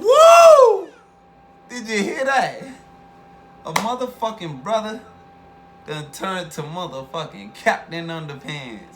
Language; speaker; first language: English; native; English